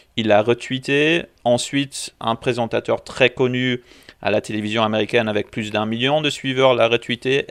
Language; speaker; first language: French; non-native, local second language; English